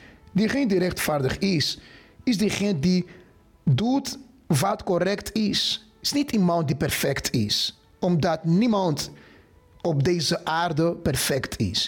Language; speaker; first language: Dutch; non-native, fluent; Portuguese